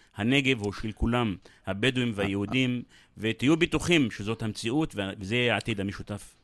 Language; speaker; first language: Hebrew; native; Hebrew